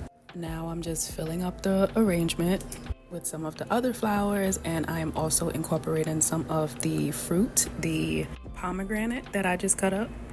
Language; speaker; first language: English; native; English